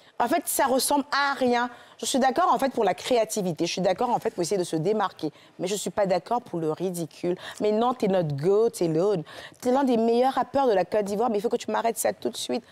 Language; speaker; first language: French; native; French